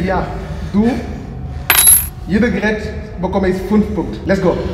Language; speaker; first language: German; non-native, learner; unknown